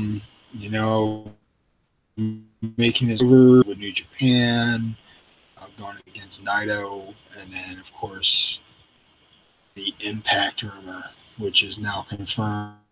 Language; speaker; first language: English; native; English